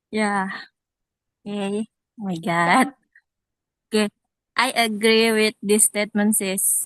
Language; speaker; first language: English; non-native, learner; Indonesian